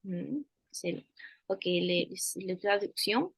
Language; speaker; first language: French; non-native, fluent; Spanish